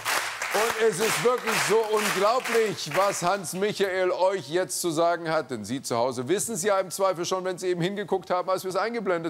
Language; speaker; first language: German; native; German